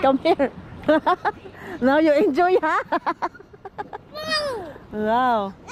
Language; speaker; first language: English; non-native, local second language; Filipino